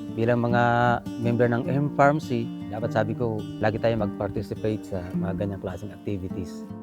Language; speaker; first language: Filipino; non-native, local second language; Bikol